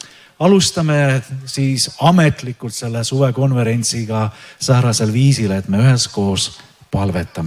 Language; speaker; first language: Estonian; native; Estonian